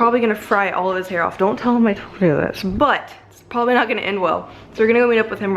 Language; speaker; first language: English; native; English